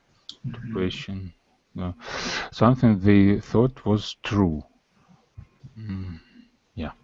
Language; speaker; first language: English; non-native, learner; Russian